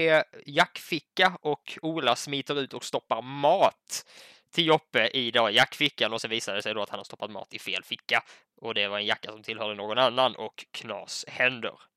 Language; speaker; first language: Swedish; native; Swedish